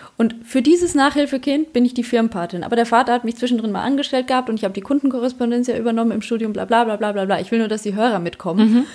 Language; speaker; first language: German; early bilingual, other home language; Polish